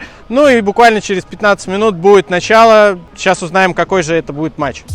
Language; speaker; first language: Russian; native; Russian